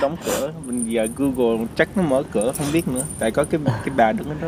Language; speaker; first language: Vietnamese; early bilingual, heritage; Vietnamese